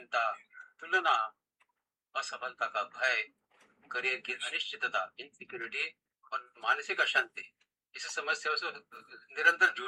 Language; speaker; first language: Hindi; native; Hindi